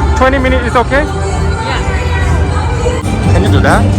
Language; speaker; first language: English; non-native, learner; Korean